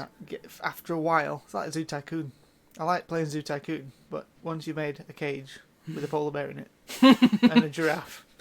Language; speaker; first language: English; native; English